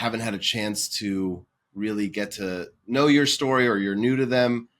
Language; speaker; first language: English; native; English